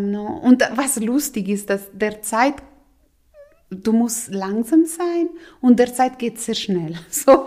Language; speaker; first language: German; non-native, local second language; Italian